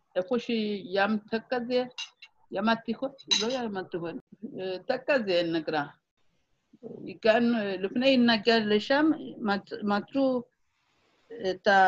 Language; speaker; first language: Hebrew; non-native, fluent; Amharic